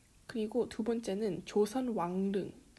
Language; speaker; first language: Korean; early bilingual, heritage; Korean